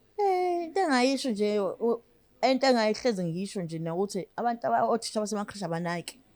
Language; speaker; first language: Zulu; native; Zulu